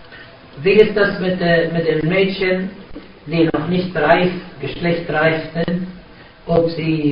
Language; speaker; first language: German; non-native, fluent; Arabic